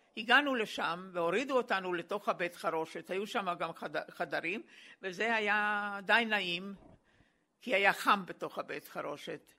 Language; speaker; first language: Hebrew; non-native, fluent; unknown